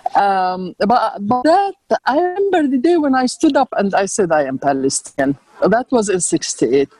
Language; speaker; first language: English; non-native, fluent; Arabic